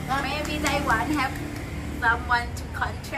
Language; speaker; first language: English; non-native, learner; Thai